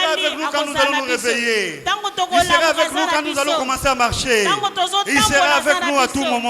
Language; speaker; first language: French; non-native, local second language; Lingala